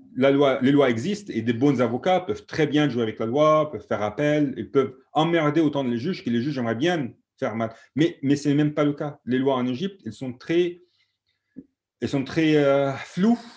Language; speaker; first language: French; non-native, fluent; Arabic